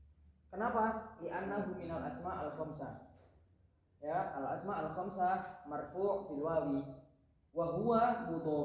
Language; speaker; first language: Arabic; non-native, fluent; Indonesian